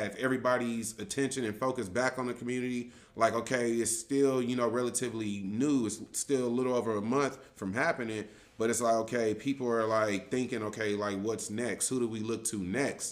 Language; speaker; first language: English; native; English